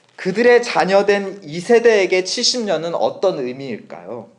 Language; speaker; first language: Korean; native; Korean